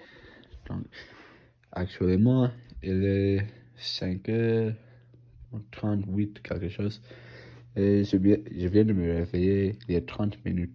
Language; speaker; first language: French; non-native, fluent; English